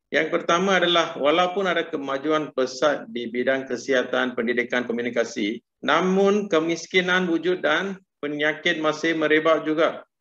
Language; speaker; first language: Malay; non-native, local second language; Tamil